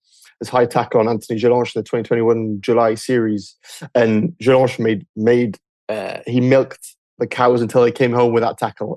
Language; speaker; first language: English; native; English